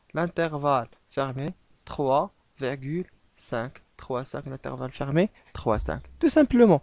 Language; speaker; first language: French; non-native, local second language; Arabic